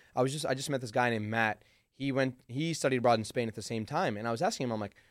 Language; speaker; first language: English; early bilingual, other home language; Hindi